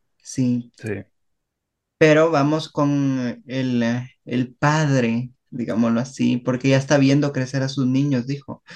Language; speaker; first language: Spanish; native; Spanish